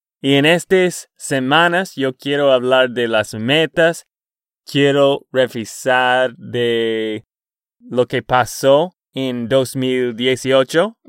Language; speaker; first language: Spanish; non-native, learner; English